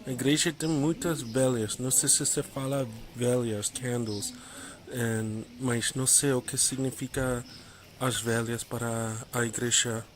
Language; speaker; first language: Portuguese; non-native, learner; English